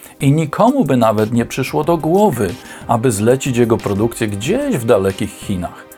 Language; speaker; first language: Polish; native; Polish